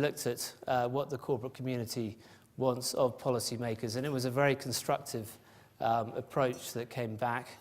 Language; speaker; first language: English; native; English